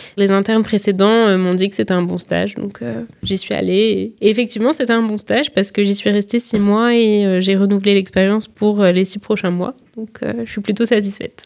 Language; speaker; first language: French; native; French